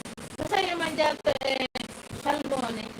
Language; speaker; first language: Italian; non-native, learner; Filipino